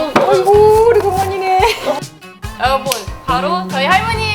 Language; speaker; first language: Korean; non-native, fluent; German